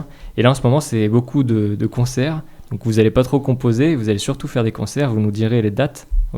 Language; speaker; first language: French; native; French